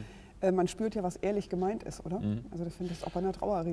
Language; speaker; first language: German; native; German